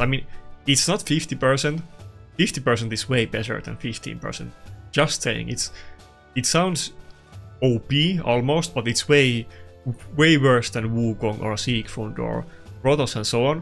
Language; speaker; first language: English; non-native, fluent; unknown